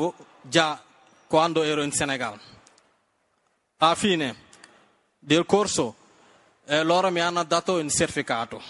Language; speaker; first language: Italian; non-native, learner; Wolof